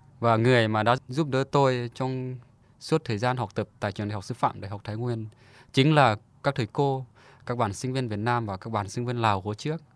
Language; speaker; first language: Vietnamese; non-native, fluent; Lao